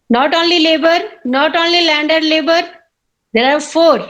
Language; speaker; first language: English; non-native, local second language; Punjabi